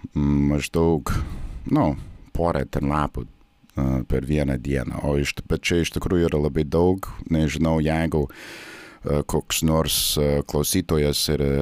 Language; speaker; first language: Lithuanian; non-native, fluent; English